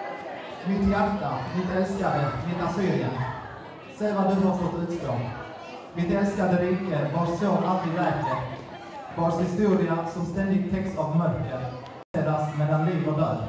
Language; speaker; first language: Swedish; early bilingual, other home language; Assyrian Neo-Aramaic